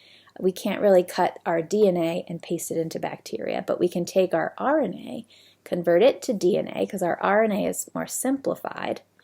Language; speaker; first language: English; native; English